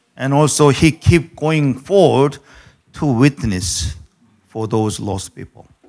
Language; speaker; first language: English; non-native, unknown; Korean